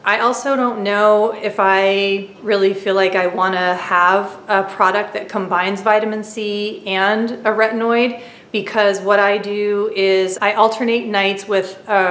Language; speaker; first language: English; native; English